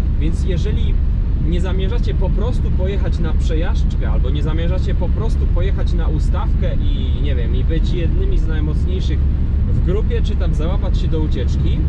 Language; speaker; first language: Polish; native; Polish